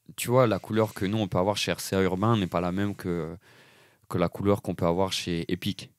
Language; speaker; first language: French; native; French